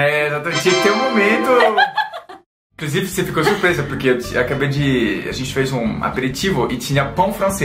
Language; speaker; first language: Portuguese; non-native, fluent; French